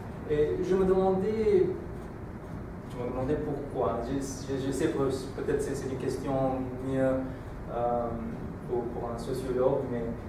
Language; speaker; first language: French; non-native, fluent; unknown